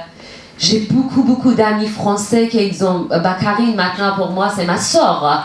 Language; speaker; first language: French; non-native, learner; Persian